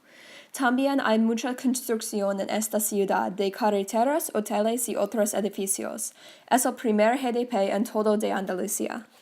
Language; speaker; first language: Spanish; non-native, learner; English